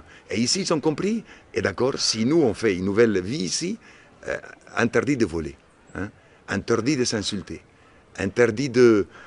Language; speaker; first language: French; non-native, fluent; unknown